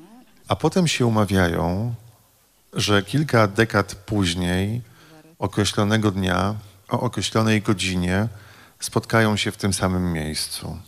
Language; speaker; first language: Polish; native; Polish